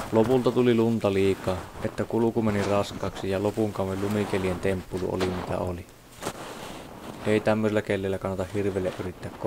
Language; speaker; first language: Finnish; native; Finnish